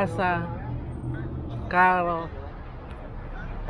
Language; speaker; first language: Spanish; non-native, learner; Filipino